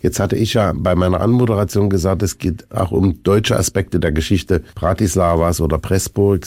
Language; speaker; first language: German; native; German